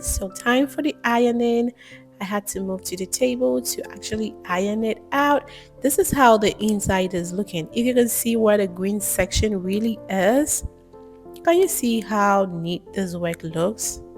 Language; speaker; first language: English; non-native, local second language; Akan